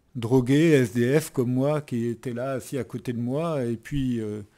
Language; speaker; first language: French; native; French